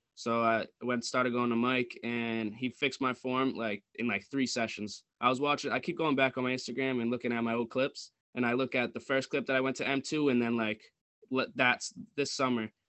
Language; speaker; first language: English; native; English